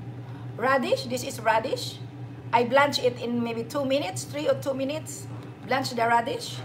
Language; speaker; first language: English; non-native, local second language; Filipino